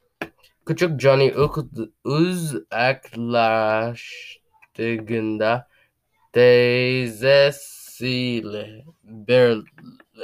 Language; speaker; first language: Turkish; non-native, learner; English